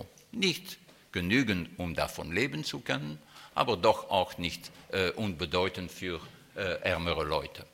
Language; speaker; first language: German; non-native, fluent; French